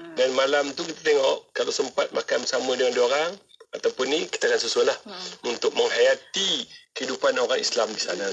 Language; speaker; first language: Malay; native; Malay